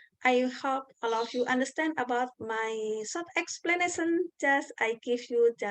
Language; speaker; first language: English; non-native, learner; Indonesian